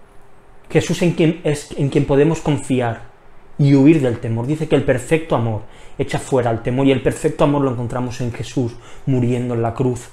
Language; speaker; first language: Spanish; native; Spanish